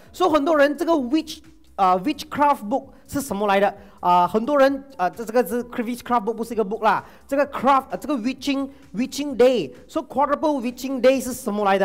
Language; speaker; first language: Chinese; non-native, local second language; Tamil